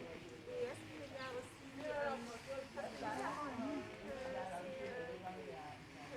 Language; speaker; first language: French; non-native, fluent; German